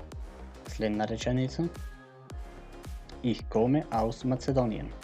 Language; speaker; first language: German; non-native, fluent; Macedonian